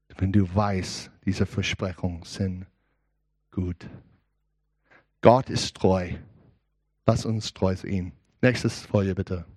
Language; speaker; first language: German; non-native, learner; English